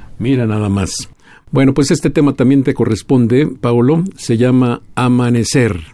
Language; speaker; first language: Spanish; native; Spanish